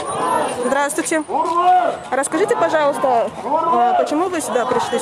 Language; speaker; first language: Russian; native; Russian